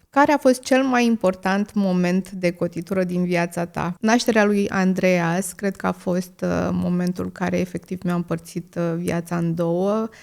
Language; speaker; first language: Romanian; native; Romanian